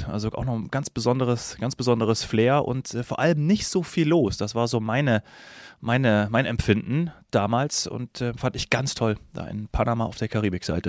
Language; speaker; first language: German; native; German